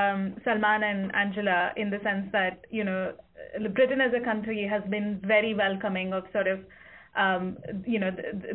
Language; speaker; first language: English; non-native, local second language; Kannada